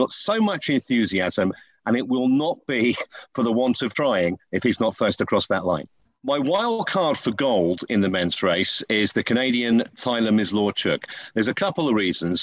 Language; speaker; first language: English; native; English